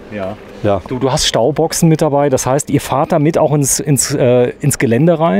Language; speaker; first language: German; native; German